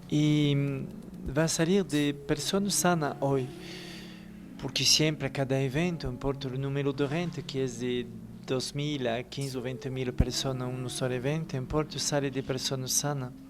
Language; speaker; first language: Spanish; non-native, learner; French